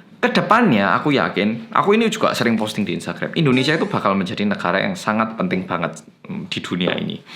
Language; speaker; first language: Indonesian; non-native, fluent; Korean